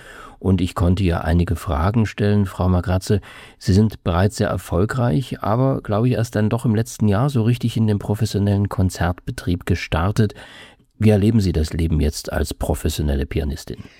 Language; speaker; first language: German; native; German